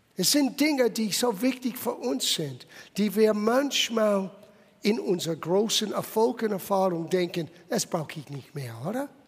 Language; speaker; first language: German; non-native, fluent; English